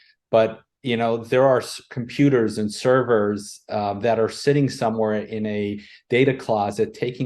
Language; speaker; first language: English; native; English